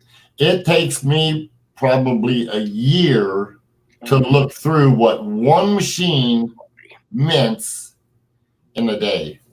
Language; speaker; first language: English; native; English